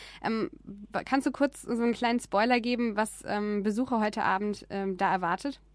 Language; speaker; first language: German; native; German